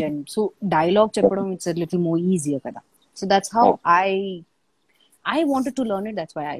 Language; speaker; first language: Telugu; non-native, fluent; Malayalam